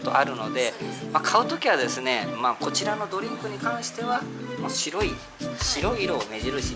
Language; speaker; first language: Japanese; native; Japanese